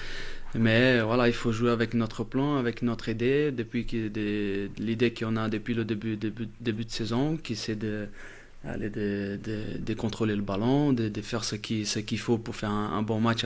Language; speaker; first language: French; non-native, fluent; Portuguese